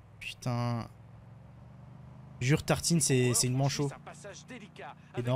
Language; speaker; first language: French; native; French